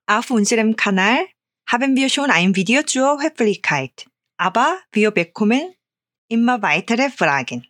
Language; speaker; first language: German; non-native, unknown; Korean